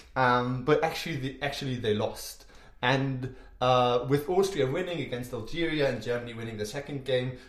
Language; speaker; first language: English; non-native, fluent; German